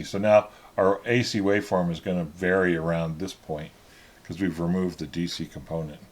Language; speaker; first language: English; native; English